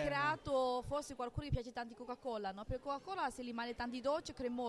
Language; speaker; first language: Italian; non-native, learner; Chinese